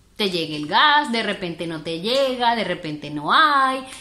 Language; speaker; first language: Spanish; native; Spanish